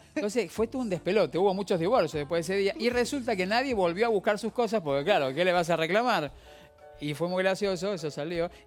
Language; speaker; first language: Spanish; native; Spanish